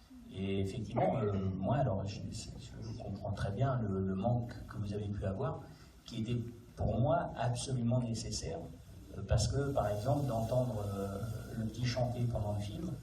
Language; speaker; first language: French; native; French